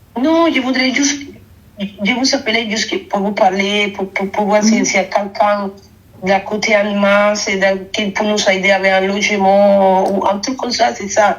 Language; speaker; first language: French; non-native, fluent; Spanish